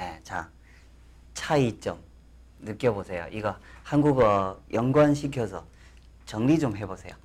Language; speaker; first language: Korean; non-native, fluent; Chinese